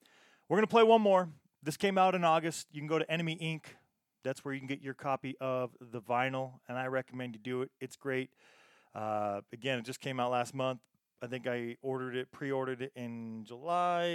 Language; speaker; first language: English; native; English